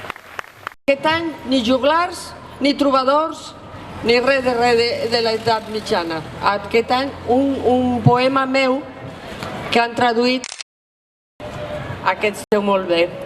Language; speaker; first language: Catalan; non-native, fluent; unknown